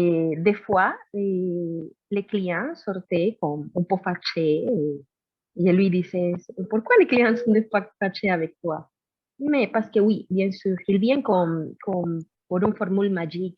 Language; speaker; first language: French; non-native, learner; Spanish